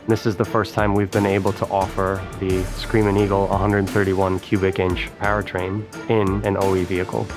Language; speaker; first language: English; native; English